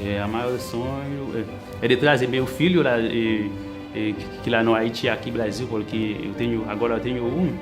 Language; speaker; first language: Portuguese; non-native, learner; Haitian Creole